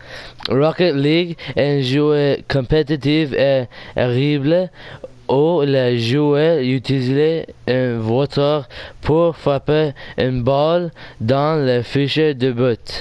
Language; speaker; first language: French; non-native, learner; English